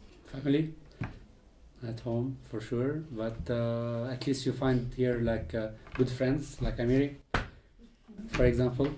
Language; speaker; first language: English; non-native, fluent; Arabic